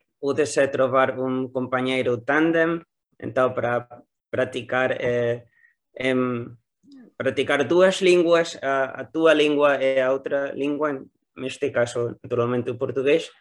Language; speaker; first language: Portuguese; non-native, learner; Spanish